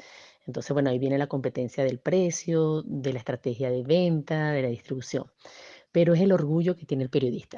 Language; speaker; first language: Spanish; native; Spanish